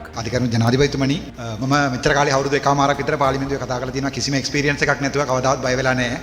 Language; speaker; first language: Sinhala; non-native, local second language; Tamil